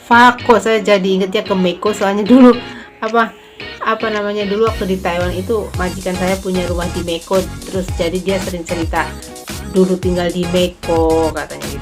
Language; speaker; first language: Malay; non-native, local second language; Javanese